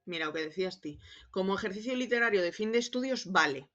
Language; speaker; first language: Spanish; non-native, local second language; Galician